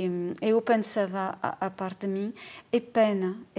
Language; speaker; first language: Portuguese; non-native, fluent; French